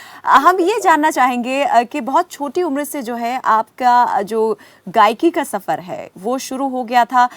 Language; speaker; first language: Hindi; native; Hindi